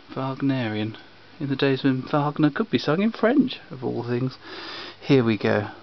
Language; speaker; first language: English; native; English